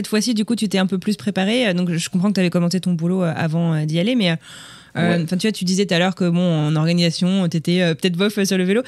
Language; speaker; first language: French; native; French